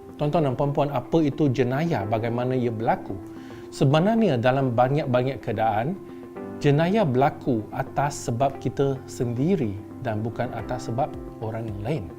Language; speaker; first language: Malay; non-native, local second language; Chinese